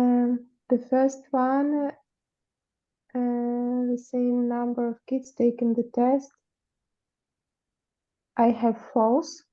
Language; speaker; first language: English; non-native, fluent; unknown